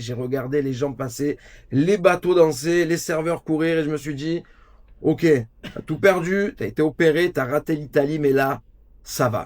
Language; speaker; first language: French; native; French